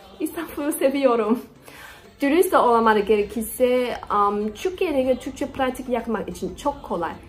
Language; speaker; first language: Turkish; non-native, learner; Chinese